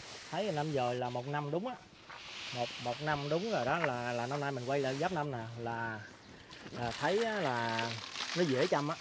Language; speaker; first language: Vietnamese; native; Vietnamese